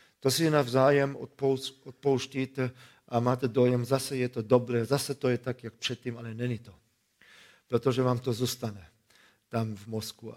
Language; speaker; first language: Czech; non-native, fluent; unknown